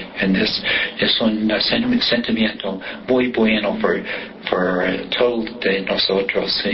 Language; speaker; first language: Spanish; non-native, learner; English